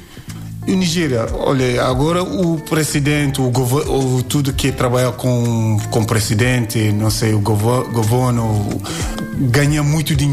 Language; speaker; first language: Portuguese; non-native, learner; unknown